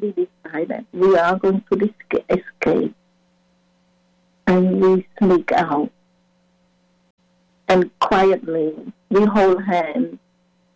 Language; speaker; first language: English; non-native, fluent; Khmer